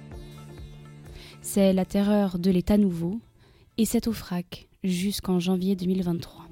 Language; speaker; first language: French; native; French